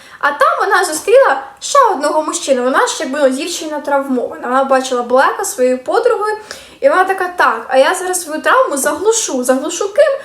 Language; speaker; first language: Ukrainian; native; Ukrainian